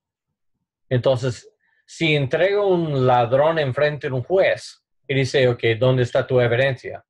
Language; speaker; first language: Spanish; non-native, learner; English